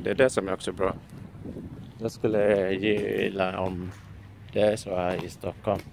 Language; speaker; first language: Swedish; non-native, fluent; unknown